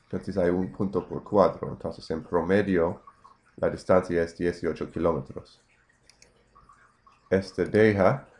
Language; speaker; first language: Spanish; non-native, fluent; English